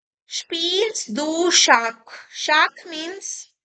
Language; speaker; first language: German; non-native, fluent; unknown